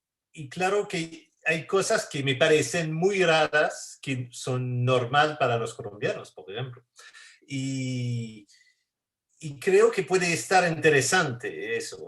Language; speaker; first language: Spanish; non-native, fluent; French